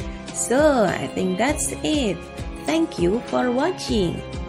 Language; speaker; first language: English; non-native, fluent; Indonesian